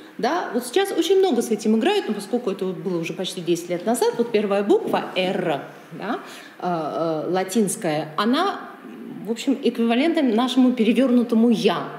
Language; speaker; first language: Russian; native; Russian